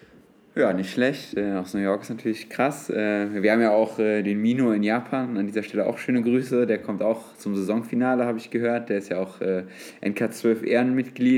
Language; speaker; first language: German; native; German